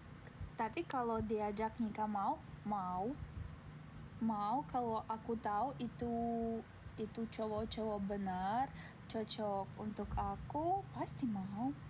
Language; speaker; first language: Indonesian; non-native, learner; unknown